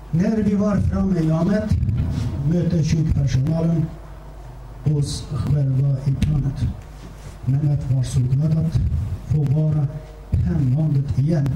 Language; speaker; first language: Swedish; non-native, fluent; Turkish